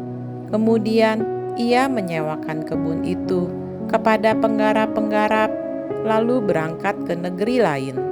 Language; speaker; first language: Indonesian; native; Indonesian